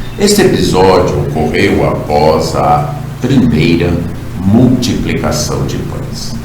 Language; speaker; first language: Portuguese; native; Portuguese